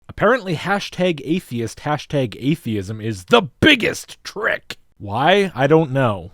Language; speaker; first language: English; native; English